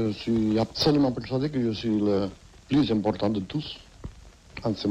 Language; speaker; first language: French; non-native, fluent; Catalan